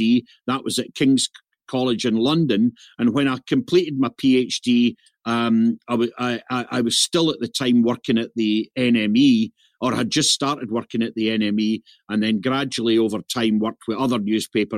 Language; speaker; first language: English; native; English